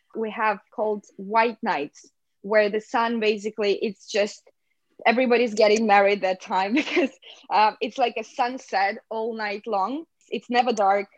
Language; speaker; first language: English; non-native, fluent; Russian